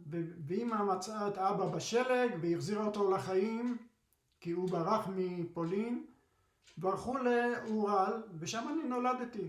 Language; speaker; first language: Hebrew; early bilingual, other home language; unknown